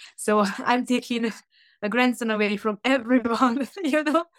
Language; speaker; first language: English; non-native, fluent; Hungarian